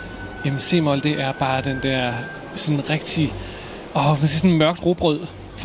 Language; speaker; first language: Danish; native; Danish